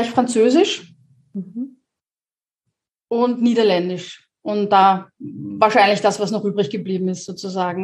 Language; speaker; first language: German; native; German